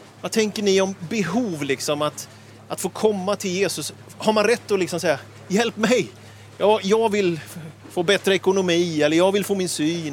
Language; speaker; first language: Swedish; native; Swedish